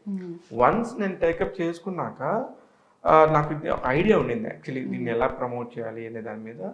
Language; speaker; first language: Telugu; native; Telugu